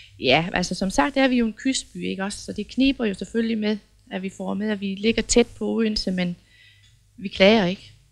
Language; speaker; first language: Danish; native; Danish